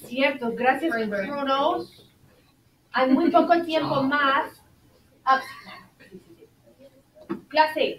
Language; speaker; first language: Spanish; non-native, fluent; English